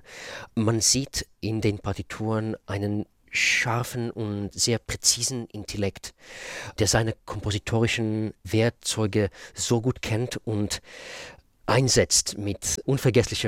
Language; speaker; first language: German; non-native, fluent; Russian